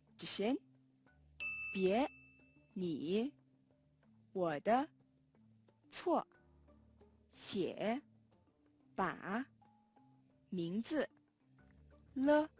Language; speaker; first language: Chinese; non-native, fluent; Mongolian